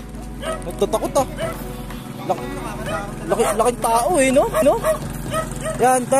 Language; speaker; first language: Filipino; native; Filipino